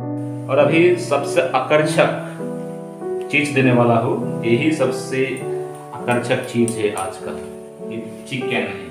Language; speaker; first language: Hindi; non-native, local second language; Karbi